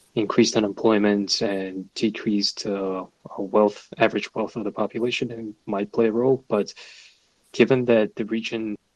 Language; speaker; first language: English; non-native, fluent; Russian